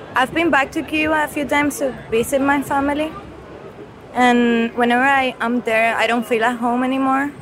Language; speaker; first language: English; non-native, fluent; Spanish